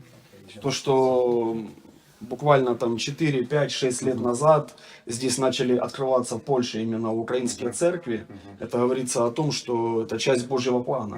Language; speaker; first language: Russian; native; Russian